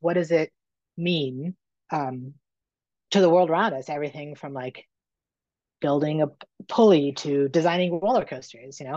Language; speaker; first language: English; native; English